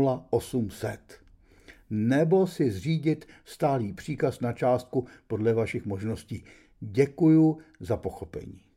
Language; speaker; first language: Czech; native; Czech